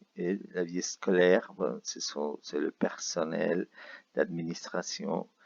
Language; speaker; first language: French; non-native, fluent; Spanish